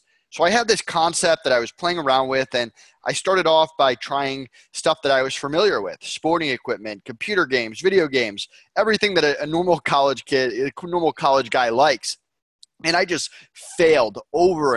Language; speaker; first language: English; native; English